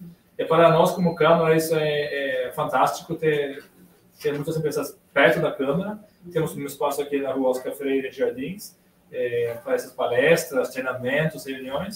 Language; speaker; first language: Portuguese; non-native, fluent; Swedish